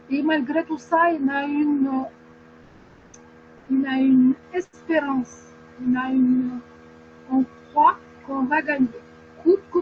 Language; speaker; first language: French; non-native, fluent; Ukrainian